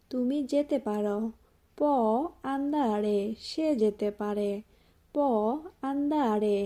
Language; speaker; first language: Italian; non-native, fluent; Bangla